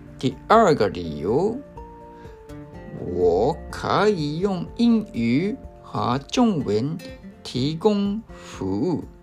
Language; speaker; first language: Chinese; non-native, fluent; Japanese